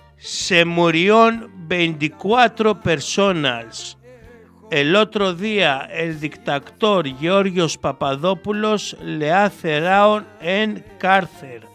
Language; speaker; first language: Spanish; non-native, learner; Greek